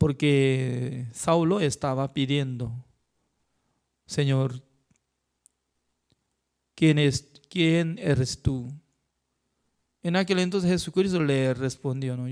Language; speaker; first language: Spanish; non-native, fluent; Korean